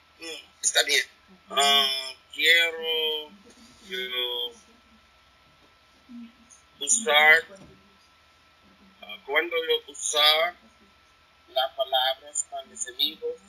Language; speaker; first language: Spanish; non-native, learner; English